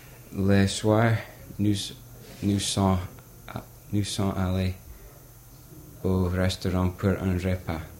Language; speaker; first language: French; non-native, learner; English